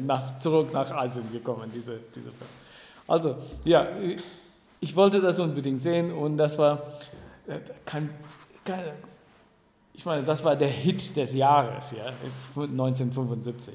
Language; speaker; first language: German; non-native, fluent; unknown